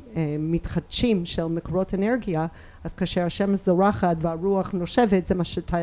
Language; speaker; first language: Hebrew; non-native, fluent; English